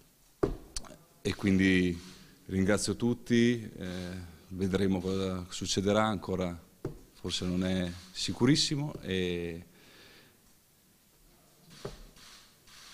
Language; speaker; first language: Italian; native; Italian